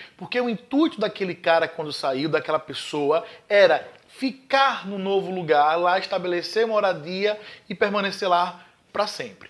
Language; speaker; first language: Portuguese; native; Portuguese